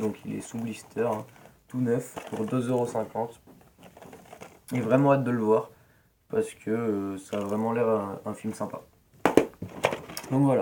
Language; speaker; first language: French; native; French